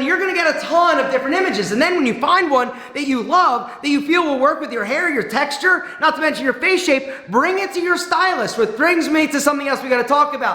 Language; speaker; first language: English; native; English